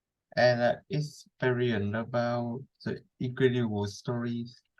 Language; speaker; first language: English; non-native, learner; Vietnamese